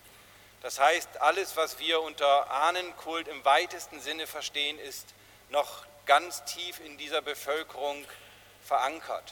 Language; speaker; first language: German; native; German